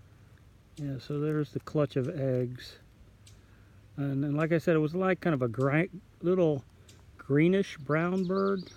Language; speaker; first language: English; native; English